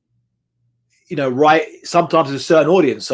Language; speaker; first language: English; native; English